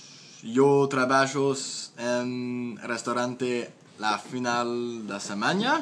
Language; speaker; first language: Spanish; non-native, learner; French